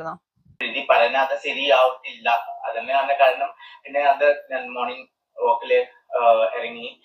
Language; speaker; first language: Malayalam; non-native, fluent; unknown